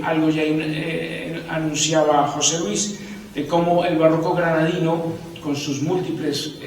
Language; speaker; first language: Spanish; native; Spanish